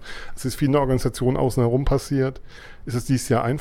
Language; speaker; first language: German; native; German